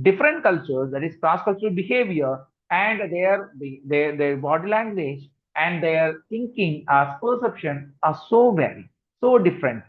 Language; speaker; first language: English; non-native, local second language; Tamil